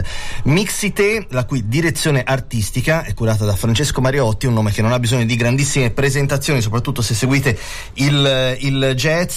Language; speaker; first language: Italian; native; Italian